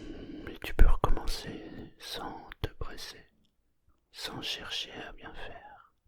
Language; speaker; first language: French; native; French